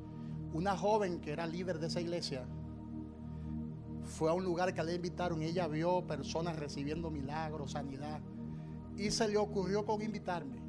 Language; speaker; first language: Spanish; native; Spanish